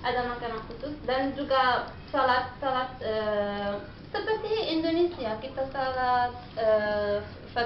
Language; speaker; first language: Indonesian; non-native, learner; Arabic